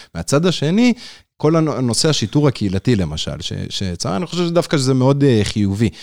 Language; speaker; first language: Hebrew; native; Hebrew